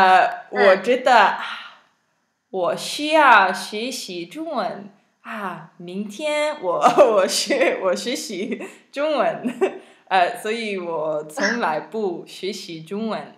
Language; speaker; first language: Chinese; non-native, learner; English